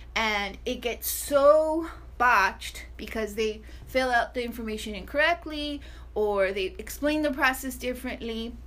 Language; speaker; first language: English; early bilingual, other home language; Spanish